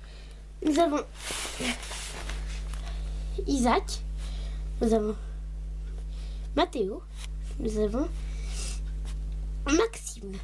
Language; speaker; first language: French; native; French